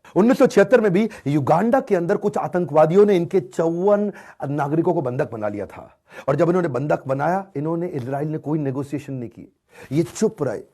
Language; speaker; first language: Hindi; native; Hindi